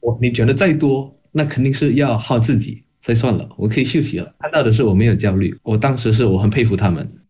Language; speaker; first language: Chinese; non-native, fluent; Indonesian